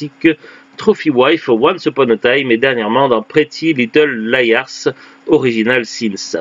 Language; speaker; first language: French; native; French